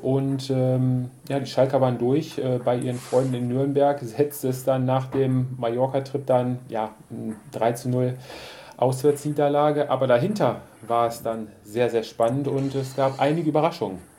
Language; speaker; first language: German; native; German